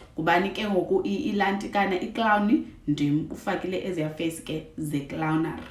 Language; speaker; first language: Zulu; non-native, local second language; Xhosa